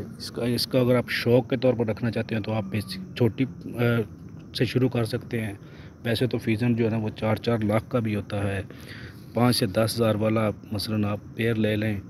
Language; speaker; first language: Urdu; non-native, local second language; Punjabi